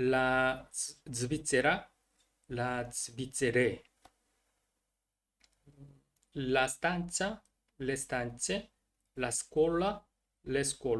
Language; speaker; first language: Italian; non-native, learner; Korean